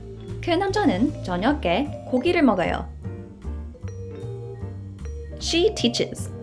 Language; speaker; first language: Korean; non-native, fluent; English